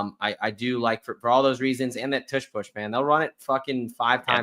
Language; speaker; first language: English; native; English